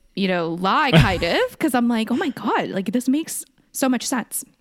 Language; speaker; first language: English; early bilingual, other home language; Korean